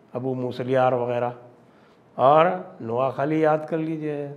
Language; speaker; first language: Hindi; native; Hindi